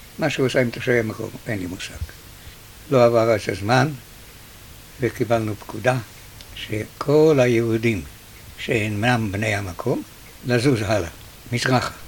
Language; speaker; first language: Hebrew; early bilingual, other home language; Yiddish